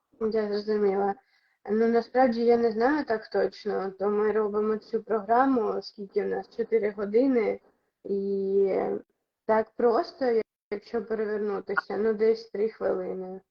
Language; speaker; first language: Ukrainian; non-native, local second language; Russian